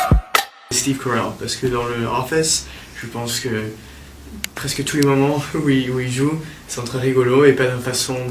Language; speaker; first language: French; early bilingual, heritage; English